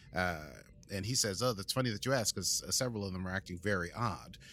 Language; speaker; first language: English; native; English